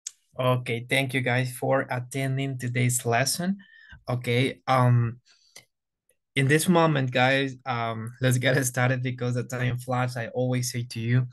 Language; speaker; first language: English; non-native, fluent; Spanish